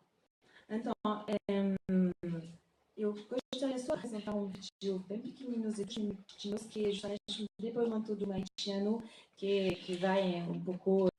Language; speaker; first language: Portuguese; non-native, fluent; French